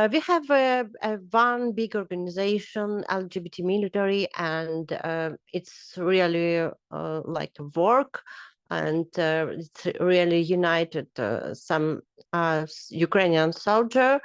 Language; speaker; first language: English; non-native, learner; Ukrainian